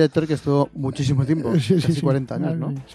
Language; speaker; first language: Spanish; native; Spanish